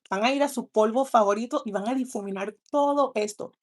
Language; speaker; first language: Spanish; early bilingual, other home language; English